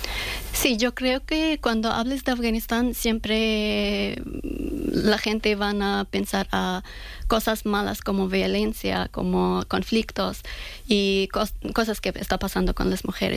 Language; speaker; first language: Spanish; non-native, learner; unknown